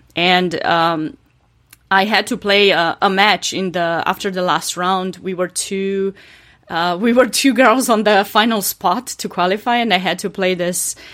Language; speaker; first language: English; non-native, fluent; Romanian